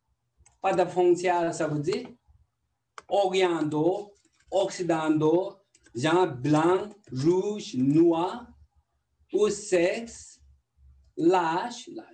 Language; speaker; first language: French; non-native, learner; Tibetan